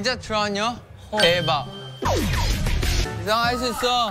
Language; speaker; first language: Korean; non-native, fluent; Thai